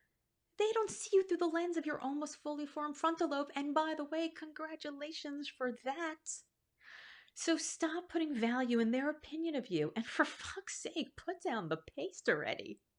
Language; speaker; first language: English; native; English